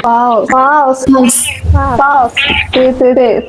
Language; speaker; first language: Indonesian; non-native, local second language; Javanese